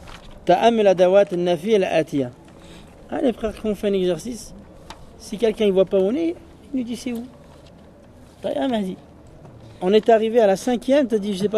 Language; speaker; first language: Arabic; early bilingual, heritage; Arabic